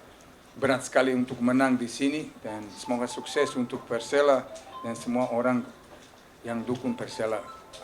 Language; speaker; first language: Indonesian; non-native, fluent; Serbian